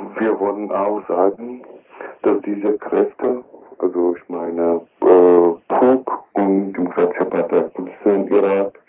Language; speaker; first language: German; non-native, learner; Kurdish